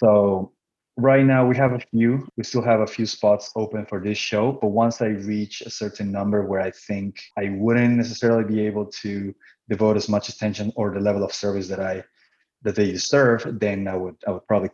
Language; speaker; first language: English; non-native, fluent; Spanish